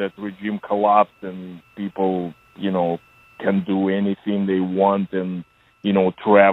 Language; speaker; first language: English; non-native, fluent; Ukrainian